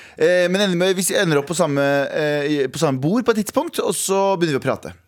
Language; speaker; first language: Norwegian; early bilingual, other home language; Kurdish